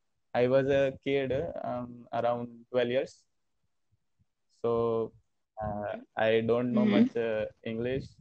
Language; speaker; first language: English; non-native, learner; Hindi